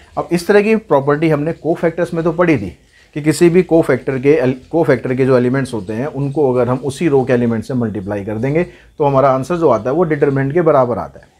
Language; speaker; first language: Hindi; native; Hindi